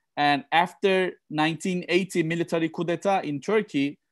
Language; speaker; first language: English; non-native, fluent; Turkish